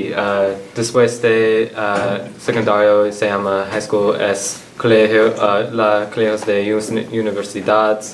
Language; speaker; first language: Spanish; non-native, learner; English